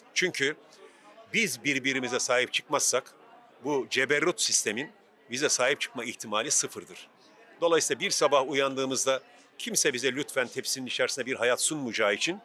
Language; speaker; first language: Turkish; native; Turkish